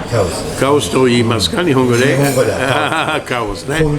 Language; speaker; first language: Japanese; non-native, learner; French